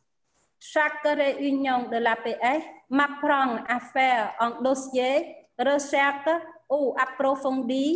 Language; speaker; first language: French; non-native, fluent; Khmer